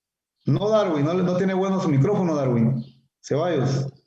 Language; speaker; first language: Spanish; native; Spanish